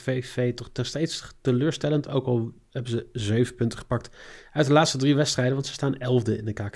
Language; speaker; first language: Dutch; native; Dutch